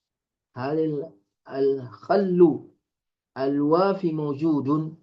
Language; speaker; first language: Arabic; non-native, fluent; Indonesian